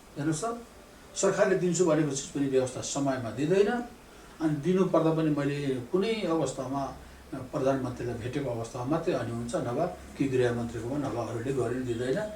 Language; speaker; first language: Nepali; native; Nepali